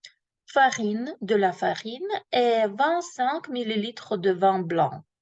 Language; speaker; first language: French; non-native, fluent; Ukrainian